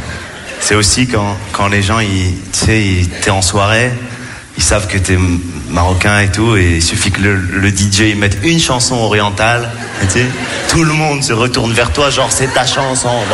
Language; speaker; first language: French; native; French